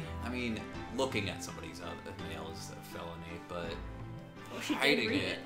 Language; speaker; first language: English; native; English